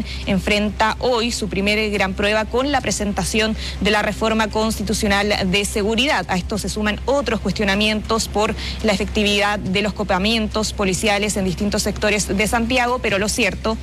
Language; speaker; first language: Spanish; native; Spanish